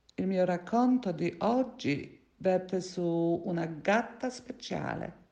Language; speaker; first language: Italian; non-native, fluent; Polish